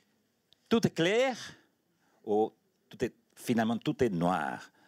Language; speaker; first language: French; non-native, learner; Spanish